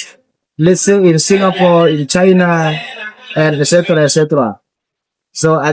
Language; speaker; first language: English; non-native, fluent; Indonesian